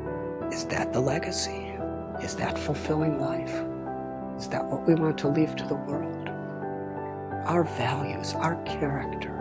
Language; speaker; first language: English; native; English